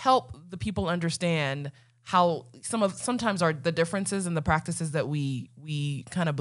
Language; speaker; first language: English; non-native, local second language; Akan